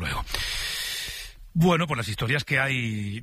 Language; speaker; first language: Spanish; native; Spanish